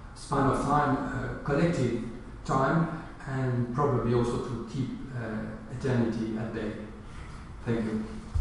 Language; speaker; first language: English; non-native, fluent; French